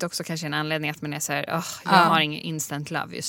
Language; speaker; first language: Swedish; native; Swedish